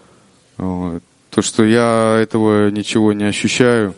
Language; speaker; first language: Russian; non-native, local second language; Kyrgyz